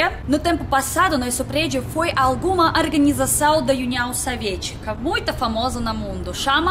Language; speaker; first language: Portuguese; non-native, learner; Russian